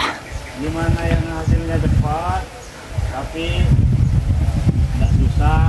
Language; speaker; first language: Indonesian; non-native, local second language; Madurese